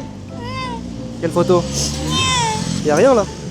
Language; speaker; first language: French; native; French